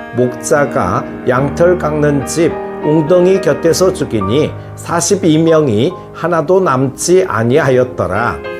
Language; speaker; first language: Korean; native; Korean